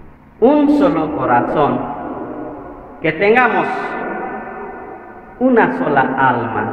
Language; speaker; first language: Spanish; non-native, fluent; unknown